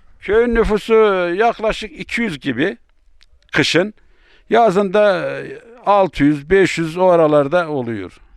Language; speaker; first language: Turkish; native; Turkish